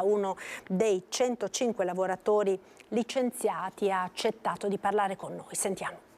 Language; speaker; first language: Italian; native; Italian